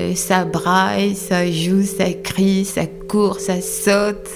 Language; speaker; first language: French; native; French